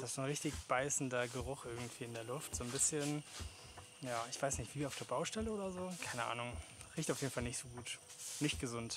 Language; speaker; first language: German; native; German